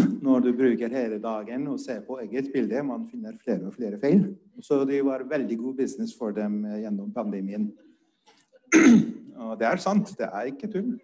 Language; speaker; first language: Norwegian; non-native, fluent; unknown